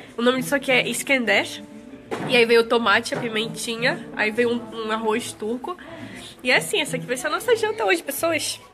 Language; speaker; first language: Portuguese; native; Portuguese